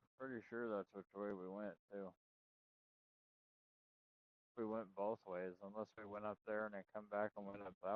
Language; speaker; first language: English; native; English